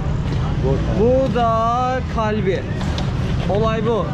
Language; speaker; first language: Turkish; native; Turkish